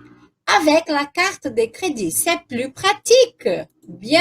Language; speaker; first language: French; non-native, fluent; Portuguese